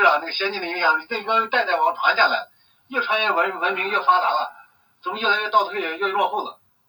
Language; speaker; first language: Chinese; native; Chinese